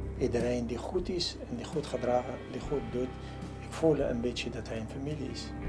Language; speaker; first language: Dutch; non-native, learner; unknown